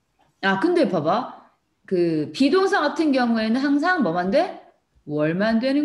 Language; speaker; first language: Korean; native; Korean